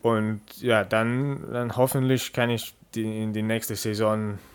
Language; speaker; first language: German; non-native, learner; English